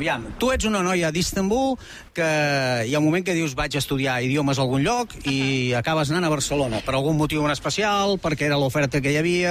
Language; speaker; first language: Catalan; native; Catalan